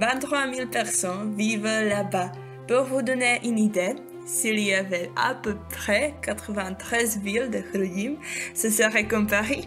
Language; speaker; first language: French; non-native, learner; Czech